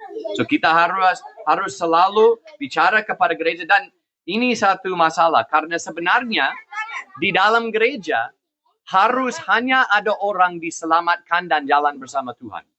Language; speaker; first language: Indonesian; non-native, fluent; English